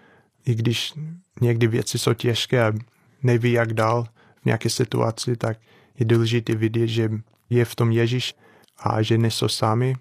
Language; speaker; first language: Czech; non-native, fluent; English